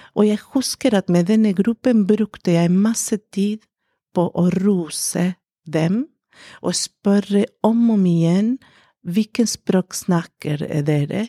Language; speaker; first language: Norwegian; non-native, fluent; Spanish